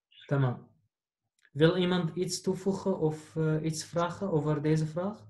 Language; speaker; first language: Dutch; non-native, fluent; Arabic